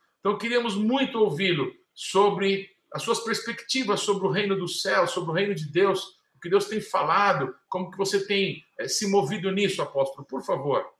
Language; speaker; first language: Portuguese; native; Portuguese